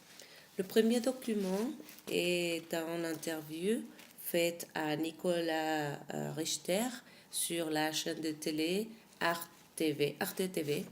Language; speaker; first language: French; non-native, fluent; Spanish